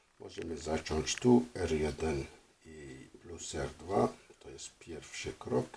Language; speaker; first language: Polish; non-native, fluent; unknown